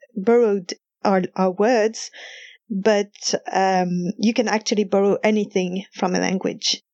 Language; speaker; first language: English; non-native, fluent; French